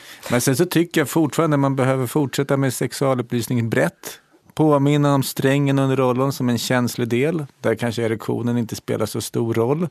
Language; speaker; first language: Swedish; native; Swedish